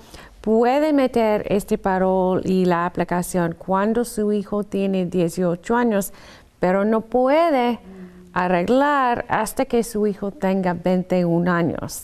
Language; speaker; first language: Spanish; non-native, fluent; English